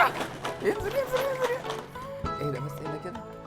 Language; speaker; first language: Arabic; native; Arabic